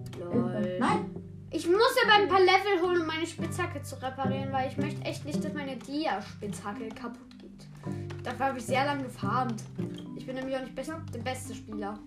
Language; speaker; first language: German; native; German